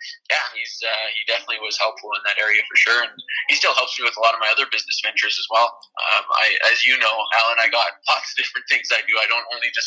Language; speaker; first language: English; native; English